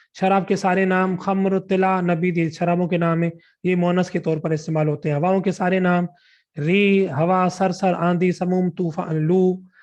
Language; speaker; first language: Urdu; non-native, local second language; Sindhi